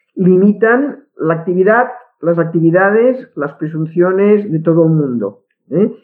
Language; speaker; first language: Spanish; non-native, local second language; Catalan